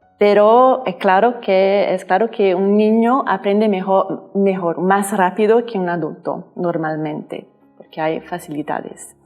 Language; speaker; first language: Spanish; non-native, learner; Portuguese